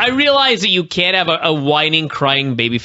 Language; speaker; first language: English; native; English